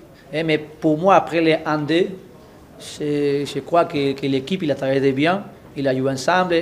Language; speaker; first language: French; non-native, learner; Spanish